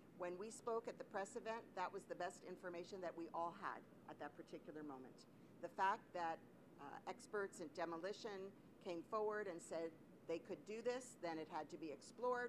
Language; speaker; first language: English; native; English